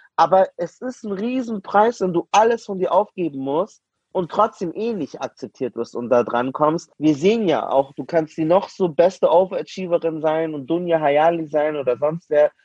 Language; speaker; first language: German; native; German